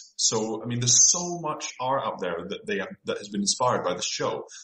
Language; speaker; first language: English; native; English